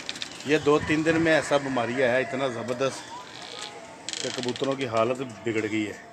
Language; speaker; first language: Hindi; non-native, local second language; Punjabi